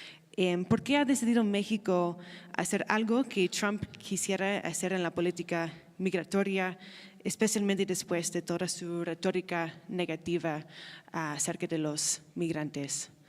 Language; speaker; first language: Spanish; non-native, fluent; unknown